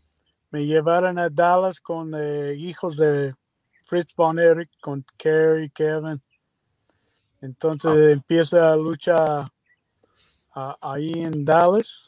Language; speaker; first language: Spanish; non-native, learner; English